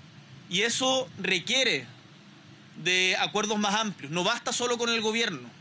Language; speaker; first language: Spanish; native; Spanish